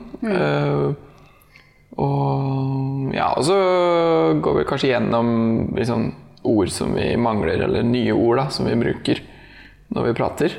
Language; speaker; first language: Norwegian; native; Norwegian